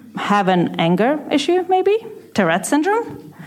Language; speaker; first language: English; non-native, fluent; Russian